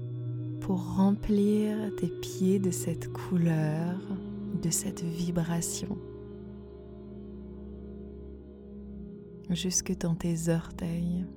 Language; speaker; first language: French; native; French